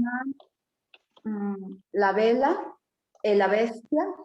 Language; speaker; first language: Italian; non-native, learner; Spanish